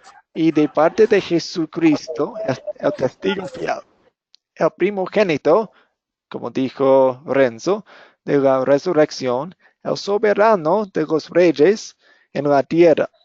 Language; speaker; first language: Spanish; non-native, fluent; English